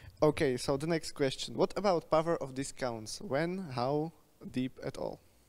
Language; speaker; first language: English; non-native, fluent; Slovak